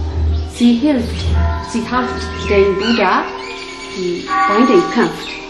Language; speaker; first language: German; non-native, learner; Burmese